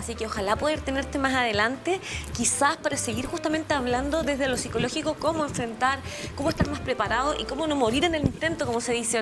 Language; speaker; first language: Spanish; native; Spanish